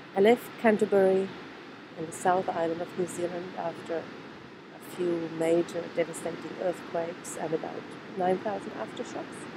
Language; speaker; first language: English; non-native, fluent; German